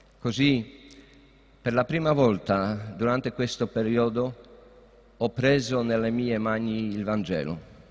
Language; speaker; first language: Italian; non-native, fluent; Polish